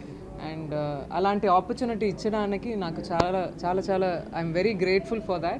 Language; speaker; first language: Telugu; non-native, fluent; Tamil